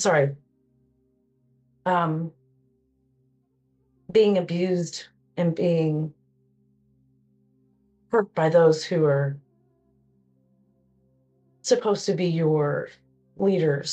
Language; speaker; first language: English; native; English